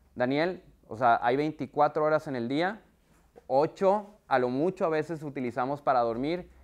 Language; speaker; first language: Spanish; native; Spanish